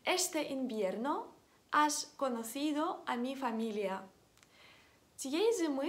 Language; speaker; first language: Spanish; non-native, fluent; Ukrainian